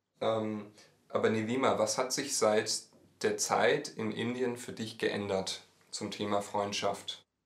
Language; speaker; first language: German; native; German